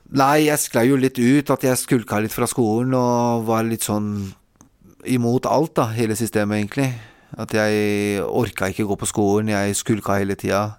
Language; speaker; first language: Norwegian; early bilingual, other home language; Kurdish